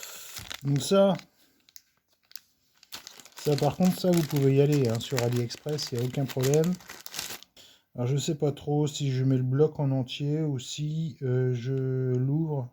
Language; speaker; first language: French; native; French